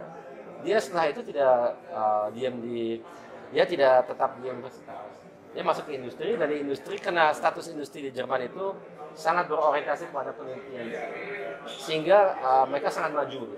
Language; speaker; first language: Indonesian; early bilingual, heritage; German